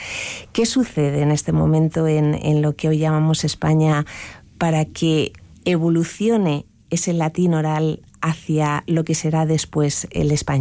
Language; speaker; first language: Spanish; native; Spanish